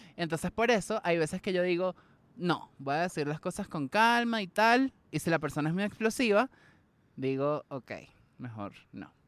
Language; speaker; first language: Spanish; native; Spanish